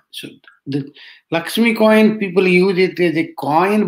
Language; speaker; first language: English; non-native, local second language; Hindi